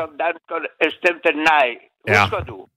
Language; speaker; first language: Danish; non-native, learner; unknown